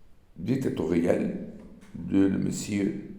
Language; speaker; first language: French; non-native, learner; Portuguese